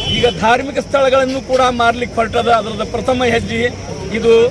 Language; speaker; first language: Kannada; non-native, local second language; Urdu